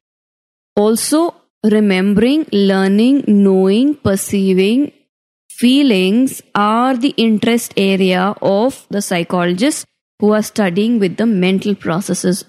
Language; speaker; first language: English; non-native, local second language; Hindi